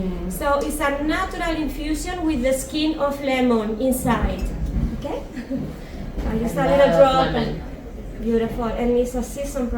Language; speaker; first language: English; non-native, learner; French